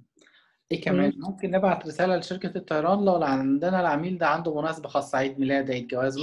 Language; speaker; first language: Arabic; native; Arabic